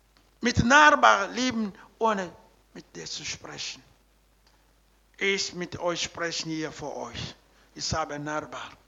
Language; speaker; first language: German; non-native, learner; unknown